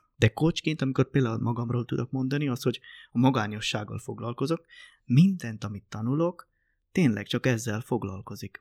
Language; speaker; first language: Hungarian; non-native, fluent; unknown